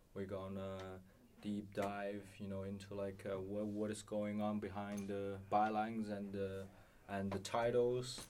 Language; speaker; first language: English; non-native, fluent; Chinese